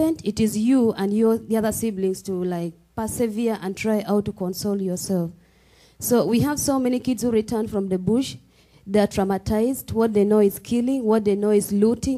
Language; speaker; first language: English; non-native, local second language; Acoli